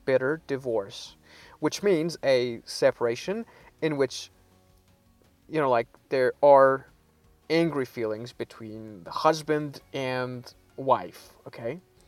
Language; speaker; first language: English; non-native, fluent; Persian